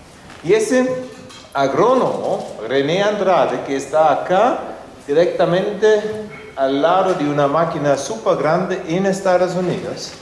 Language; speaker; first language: Spanish; non-native, fluent; German